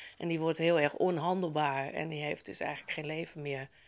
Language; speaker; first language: Dutch; native; Dutch